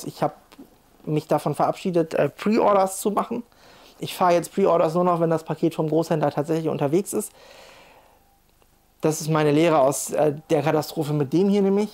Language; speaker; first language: German; native; German